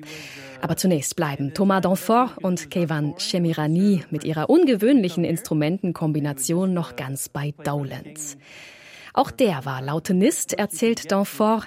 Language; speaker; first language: German; native; German